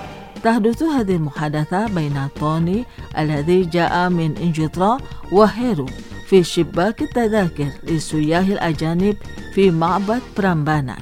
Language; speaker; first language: Arabic; non-native, fluent; Indonesian